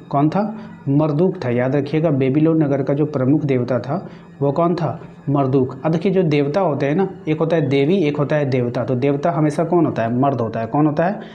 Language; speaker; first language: Hindi; native; Hindi